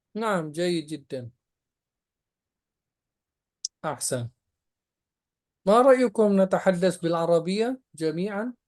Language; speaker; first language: Arabic; non-native, fluent; Indonesian